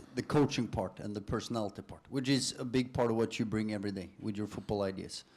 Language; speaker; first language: English; non-native, fluent; Norwegian